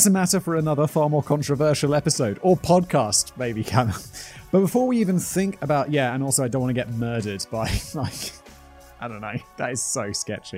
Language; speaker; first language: English; native; English